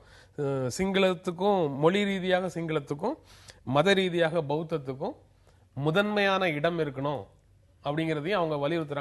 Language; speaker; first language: Tamil; native; Tamil